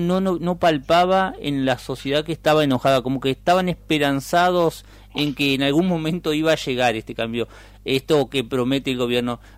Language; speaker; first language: Spanish; native; Spanish